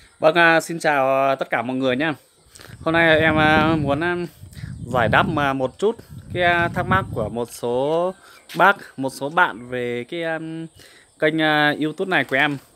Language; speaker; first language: Vietnamese; non-native, local second language; Iu Mien